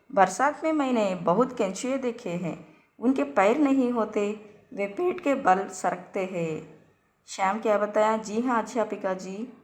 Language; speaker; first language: Hindi; non-native, local second language; Telugu